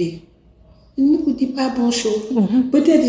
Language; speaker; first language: French; non-native, local second language; Wolof